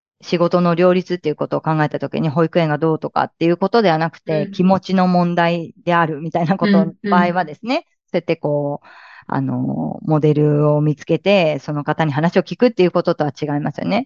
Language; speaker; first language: Japanese; native; Japanese